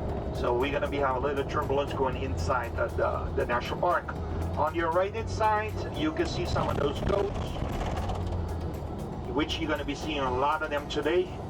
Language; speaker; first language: English; non-native, fluent; Papiamento